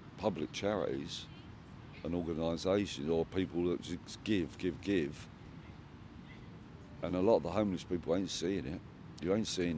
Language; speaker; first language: English; native; English